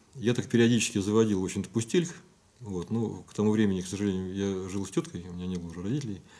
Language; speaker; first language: Russian; native; Russian